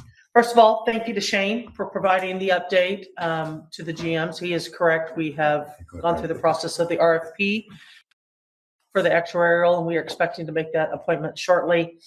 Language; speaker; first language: English; native; English